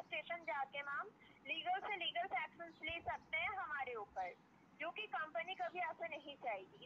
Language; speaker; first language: Hindi; native; Hindi